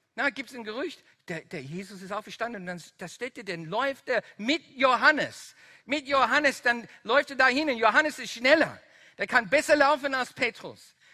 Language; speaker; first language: German; non-native, fluent; Dutch